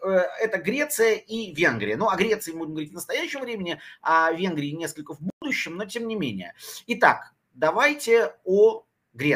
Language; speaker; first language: Russian; native; Russian